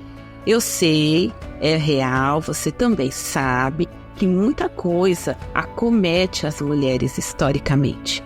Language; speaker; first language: Portuguese; native; Portuguese